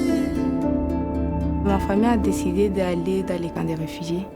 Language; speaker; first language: French; non-native, local second language; Swahili